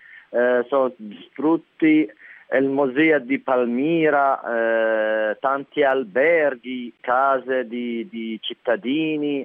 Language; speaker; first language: Italian; non-native, learner; Arabic